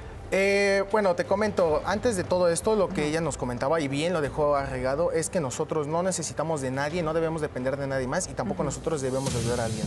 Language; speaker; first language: Spanish; native; Spanish